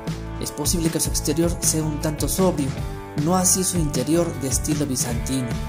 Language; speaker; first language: Spanish; native; Spanish